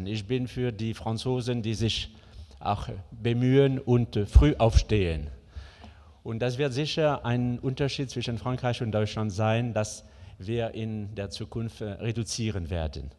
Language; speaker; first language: German; non-native, fluent; French